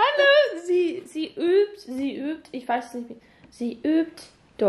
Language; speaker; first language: German; non-native, learner; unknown